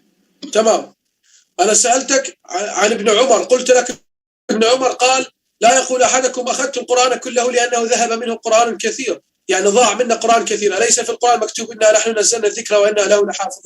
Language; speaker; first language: Arabic; native; Arabic